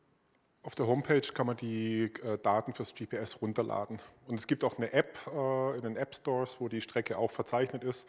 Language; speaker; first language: German; native; German